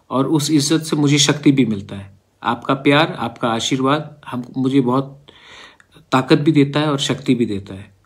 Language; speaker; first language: Hindi; non-native, local second language; Kok Borok